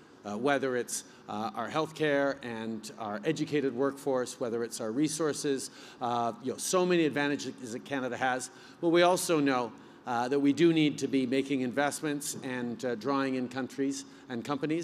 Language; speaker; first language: English; early bilingual, other home language; French